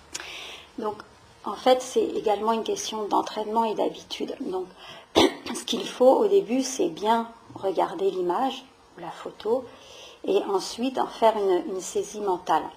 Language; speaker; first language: French; native; French